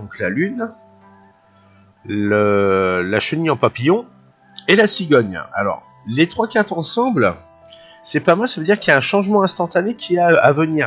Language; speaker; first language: French; native; French